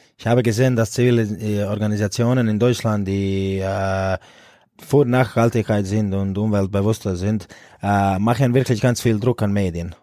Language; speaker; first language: German; non-native, fluent; Croatian